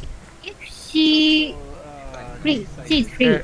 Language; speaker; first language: English; non-native, learner; Japanese